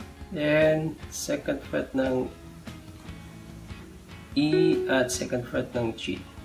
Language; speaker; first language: English; non-native, local second language; Filipino